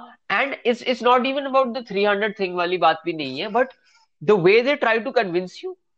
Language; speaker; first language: Hindi; native; Hindi